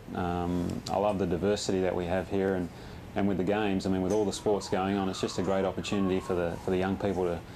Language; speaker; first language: English; native; English